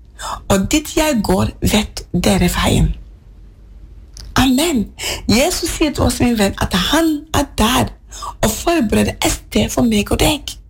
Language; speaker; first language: Norwegian; non-native, fluent; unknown